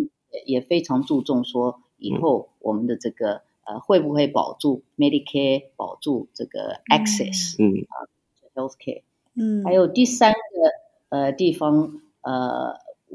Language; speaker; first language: Chinese; early bilingual, heritage; Chinese